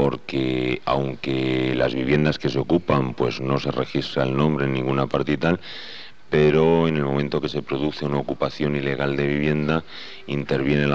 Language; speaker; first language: Spanish; native; Spanish